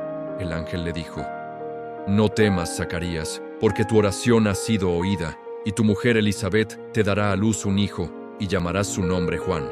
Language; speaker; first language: Spanish; native; Spanish